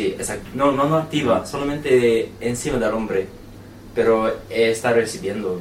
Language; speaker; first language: Spanish; non-native, learner; English